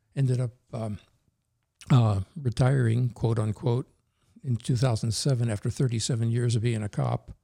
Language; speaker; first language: English; early bilingual, other home language; Norwegian